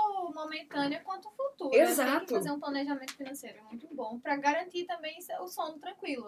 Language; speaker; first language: Portuguese; native; Portuguese